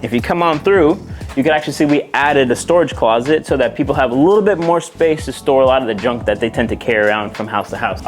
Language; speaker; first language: English; native; English